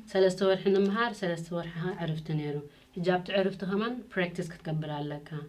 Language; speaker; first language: Tigrinya; native; Tigrinya